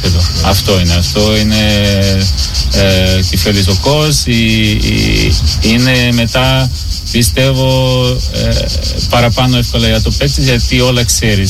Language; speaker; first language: Greek; non-native, learner; Portuguese